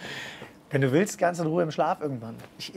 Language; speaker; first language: German; native; German